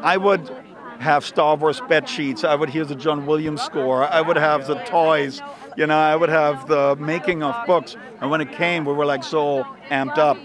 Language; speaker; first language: English; non-native, fluent; German